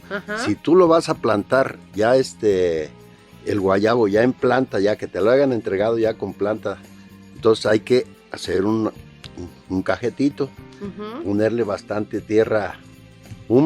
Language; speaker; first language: Spanish; native; Spanish